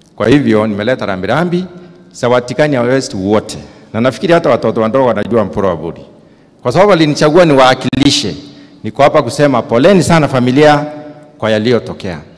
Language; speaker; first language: Swahili; non-native, local second language; Meru